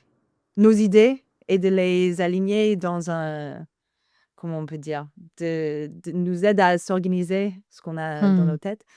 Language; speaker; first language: French; non-native, fluent; English